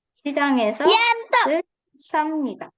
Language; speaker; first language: Korean; non-native, fluent; Indonesian